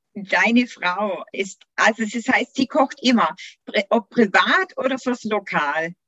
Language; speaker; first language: German; native; German